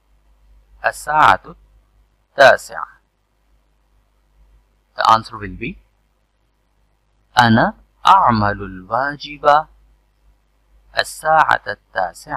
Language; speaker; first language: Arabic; non-native, fluent; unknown